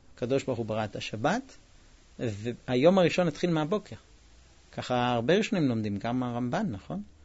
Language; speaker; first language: Hebrew; non-native, fluent; English